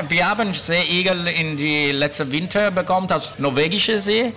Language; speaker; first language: German; non-native, learner; Italian